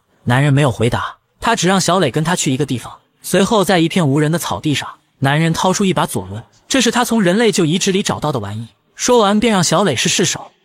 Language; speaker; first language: Chinese; native; Chinese